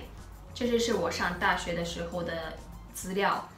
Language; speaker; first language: Chinese; non-native, fluent; Japanese